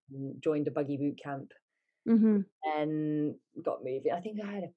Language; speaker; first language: English; native; English